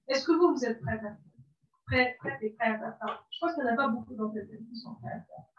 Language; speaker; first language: French; non-native, local second language; Arabic